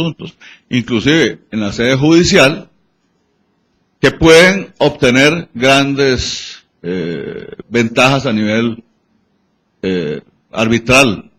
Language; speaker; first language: Spanish; native; Spanish